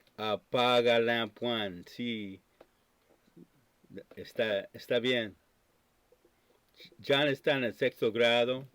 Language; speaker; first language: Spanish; non-native, fluent; English